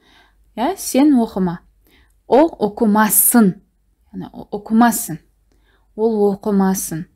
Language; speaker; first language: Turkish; non-native, fluent; Kazakh